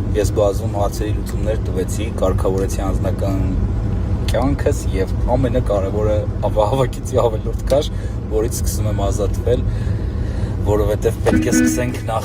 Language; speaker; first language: Armenian; native; Armenian